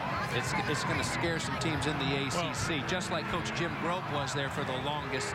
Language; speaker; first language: English; native; English